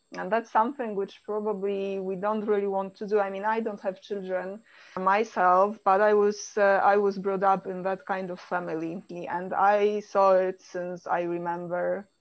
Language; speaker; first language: English; non-native, fluent; Polish